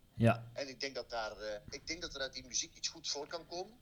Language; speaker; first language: Dutch; native; Dutch